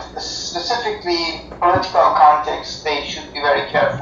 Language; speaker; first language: English; non-native, fluent; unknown